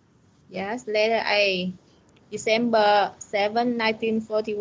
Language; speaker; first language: English; non-native, learner; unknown